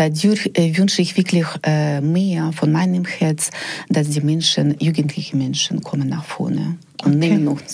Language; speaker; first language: German; non-native, fluent; Ukrainian